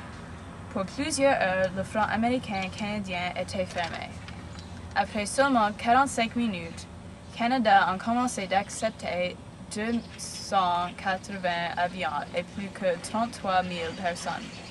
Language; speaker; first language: French; non-native, learner; English